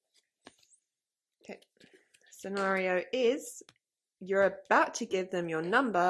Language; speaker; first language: English; native; English